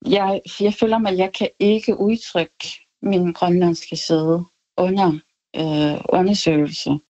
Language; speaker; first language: Danish; non-native, local second language; Kalaallisut